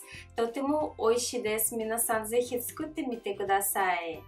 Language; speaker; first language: Japanese; non-native, fluent; Russian